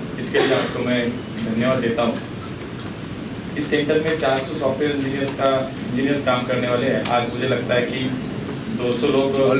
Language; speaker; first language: Hindi; non-native, local second language; Marathi